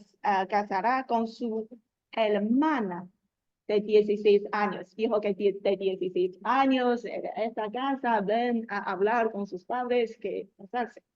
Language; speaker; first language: Spanish; non-native, learner; Chinese